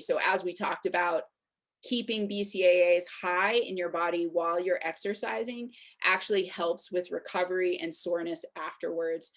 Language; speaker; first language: English; native; English